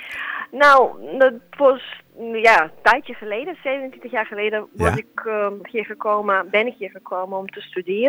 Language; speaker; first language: Dutch; non-native, fluent; Serbian